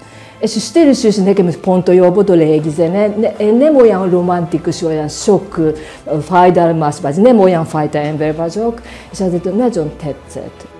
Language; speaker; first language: Hungarian; non-native, learner; Japanese